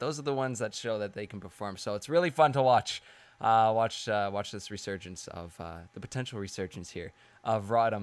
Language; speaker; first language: English; native; English